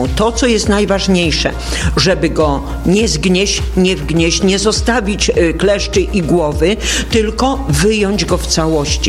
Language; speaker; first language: Polish; native; Polish